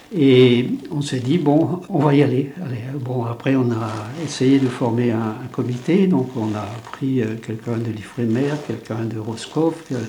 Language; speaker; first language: French; non-native, local second language; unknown